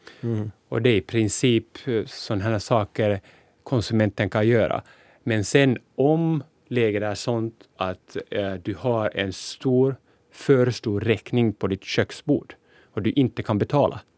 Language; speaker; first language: Swedish; non-native, local second language; Finnish